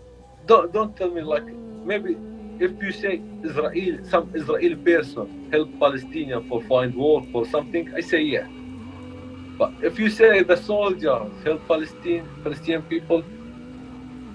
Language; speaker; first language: English; non-native, learner; Arabic